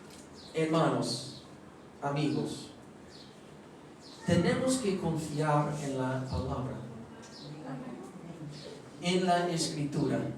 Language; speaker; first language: Spanish; non-native, fluent; English